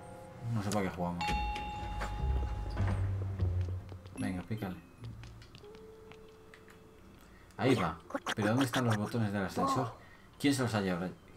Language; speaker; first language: Spanish; native; Spanish